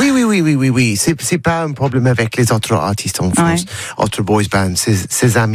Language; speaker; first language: French; non-native, learner; English